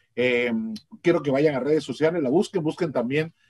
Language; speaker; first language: Spanish; native; Spanish